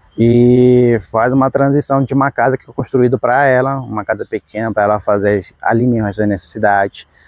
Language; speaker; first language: Portuguese; non-native, local second language; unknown